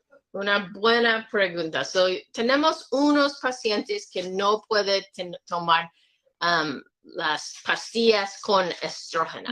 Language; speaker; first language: Spanish; non-native, learner; English